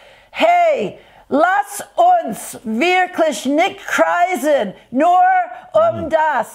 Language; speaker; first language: German; non-native, fluent; English